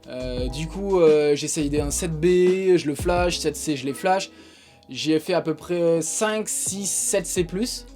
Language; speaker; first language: French; native; French